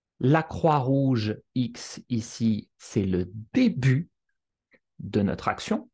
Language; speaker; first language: French; native; French